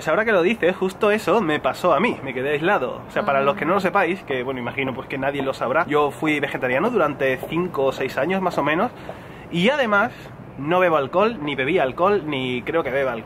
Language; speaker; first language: Spanish; native; Spanish